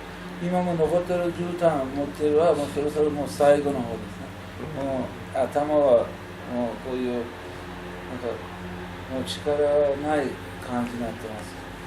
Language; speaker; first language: Japanese; non-native, learner; Persian